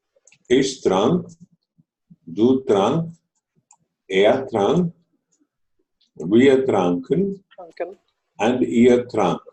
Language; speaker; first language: German; non-native, fluent; Telugu